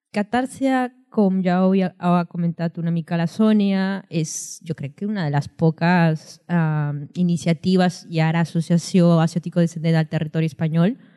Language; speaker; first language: Catalan; non-native, fluent; Spanish